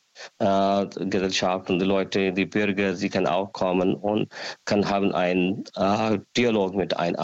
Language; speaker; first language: German; non-native, learner; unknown